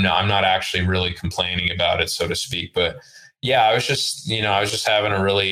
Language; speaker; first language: English; early bilingual, other home language; Russian